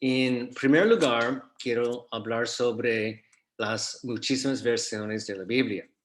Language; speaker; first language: Spanish; non-native, fluent; English